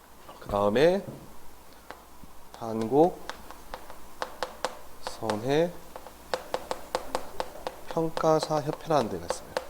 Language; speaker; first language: Korean; native; Korean